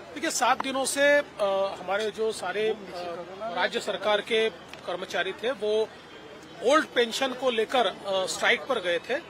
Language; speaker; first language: Hindi; non-native, local second language; Marathi